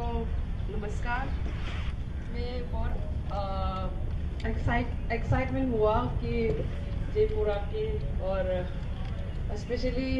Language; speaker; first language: Hindi; non-native, local second language; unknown